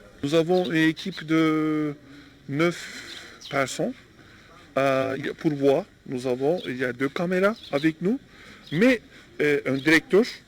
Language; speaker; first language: French; non-native, learner; Turkish